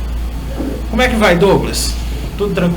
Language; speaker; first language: Portuguese; native; Portuguese